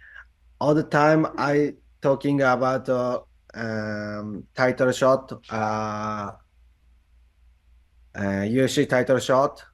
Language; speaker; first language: English; non-native, learner; Japanese